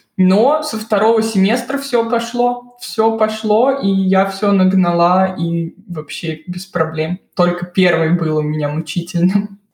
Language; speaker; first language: Russian; native; Russian